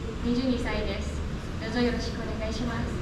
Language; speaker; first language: Japanese; non-native, learner; Indonesian